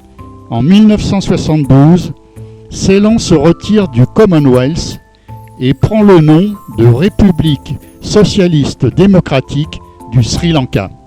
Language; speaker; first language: French; native; French